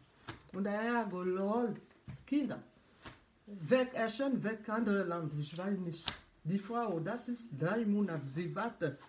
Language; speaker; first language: German; non-native, learner; French